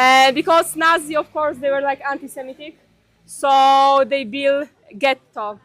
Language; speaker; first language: English; non-native, fluent; Polish